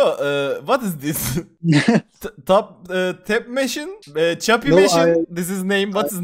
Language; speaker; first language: English; non-native, learner; Turkish